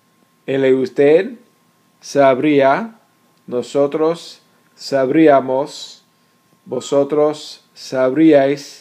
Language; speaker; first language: Spanish; non-native, fluent; English